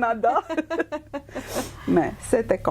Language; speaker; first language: French; non-native, fluent; Romanian